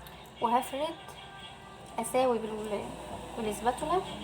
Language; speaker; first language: Arabic; native; Arabic